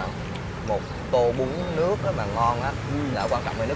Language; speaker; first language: Vietnamese; native; Vietnamese